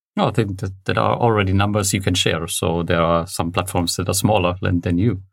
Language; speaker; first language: English; non-native, fluent; German